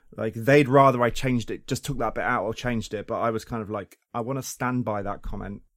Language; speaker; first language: English; native; English